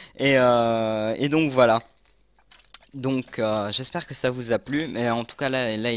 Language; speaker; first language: French; native; French